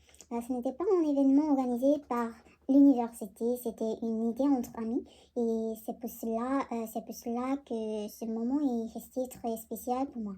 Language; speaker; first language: French; non-native, learner; Korean